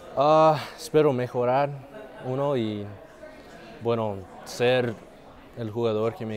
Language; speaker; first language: Spanish; non-native, learner; English